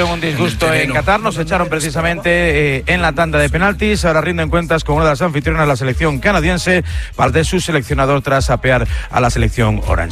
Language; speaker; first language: Spanish; native; Spanish